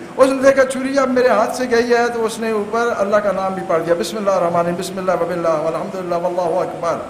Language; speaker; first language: Urdu; non-native, local second language; Punjabi